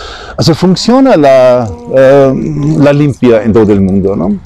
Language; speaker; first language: Spanish; non-native, learner; German